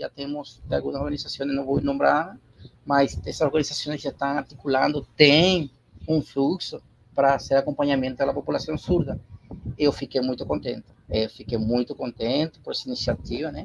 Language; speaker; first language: Portuguese; non-native, learner; Spanish